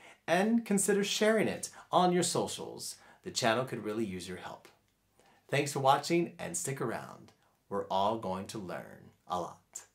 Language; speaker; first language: English; native; English